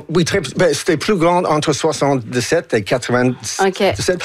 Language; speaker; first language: French; non-native, local second language; English